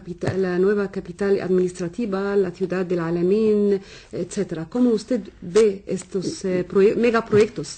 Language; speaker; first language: Spanish; non-native, fluent; Arabic